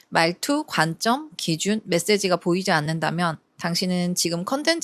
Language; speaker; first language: Korean; native; Korean